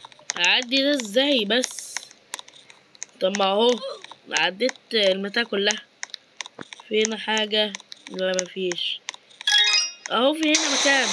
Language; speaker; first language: Arabic; native; Arabic